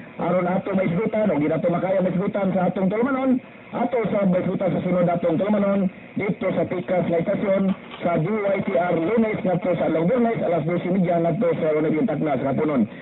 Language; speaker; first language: Cebuano; native; Cebuano